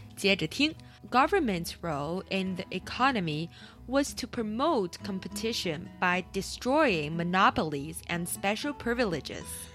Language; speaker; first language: English; non-native, fluent; Chinese